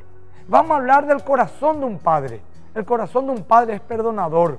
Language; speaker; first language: Spanish; native; Spanish